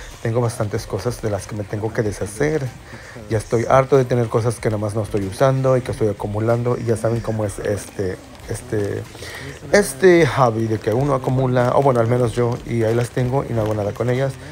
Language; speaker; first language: Spanish; native; Spanish